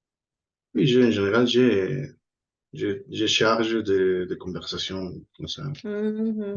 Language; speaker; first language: French; non-native, learner; Spanish